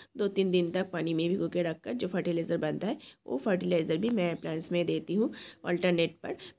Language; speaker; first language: Hindi; non-native, local second language; Bangla